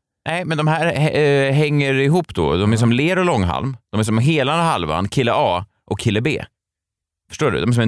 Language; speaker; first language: Swedish; native; Swedish